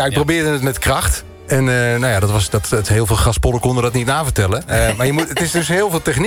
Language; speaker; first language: Dutch; native; Dutch